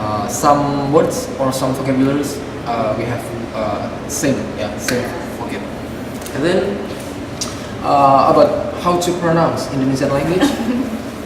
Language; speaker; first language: English; non-native, fluent; Indonesian